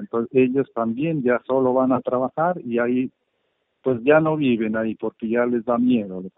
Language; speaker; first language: Spanish; native; Spanish